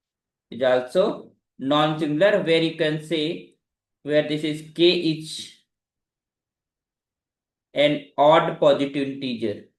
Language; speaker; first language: English; non-native, local second language; Hindi